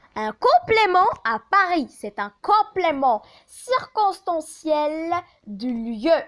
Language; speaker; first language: French; non-native, local second language; Arabic